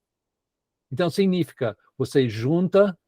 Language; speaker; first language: Portuguese; non-native, fluent; English